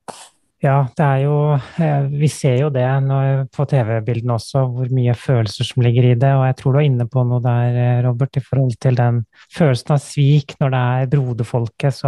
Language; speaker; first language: Norwegian; native; Norwegian